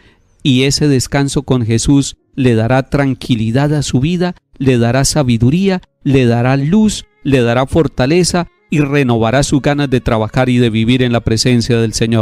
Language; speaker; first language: Spanish; native; Spanish